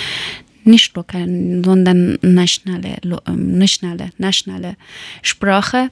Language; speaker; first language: German; non-native, fluent; Persian